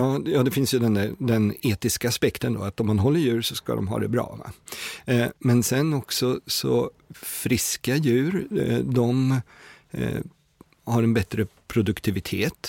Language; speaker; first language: Swedish; native; Swedish